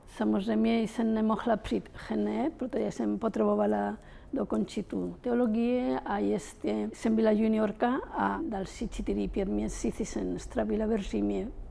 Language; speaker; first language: Czech; non-native, fluent; Spanish